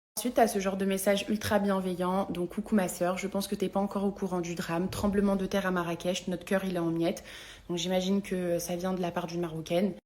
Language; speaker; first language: French; native; French